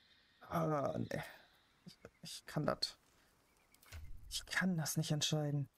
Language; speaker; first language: German; native; German